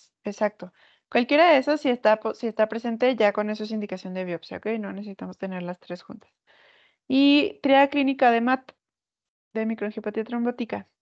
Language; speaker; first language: Spanish; native; Spanish